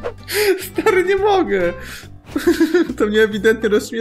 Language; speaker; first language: Polish; native; Polish